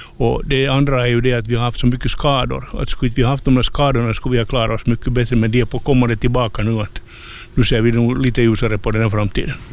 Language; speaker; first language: Swedish; native; Swedish